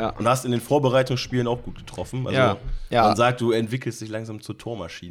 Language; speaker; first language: German; native; German